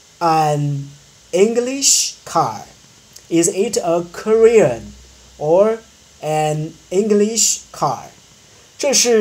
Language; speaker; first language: English; non-native, learner; Chinese